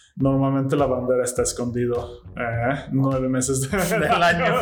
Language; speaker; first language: Spanish; non-native, fluent; Swedish